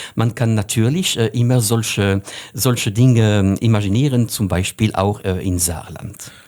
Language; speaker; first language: German; non-native, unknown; French